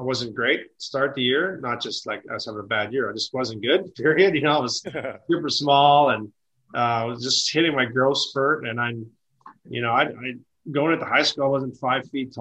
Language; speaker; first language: English; native; English